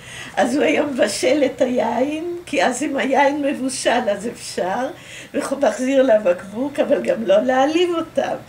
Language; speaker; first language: Hebrew; early bilingual, other home language; Dutch